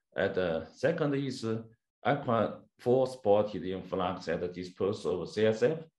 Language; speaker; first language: English; non-native, learner; Chinese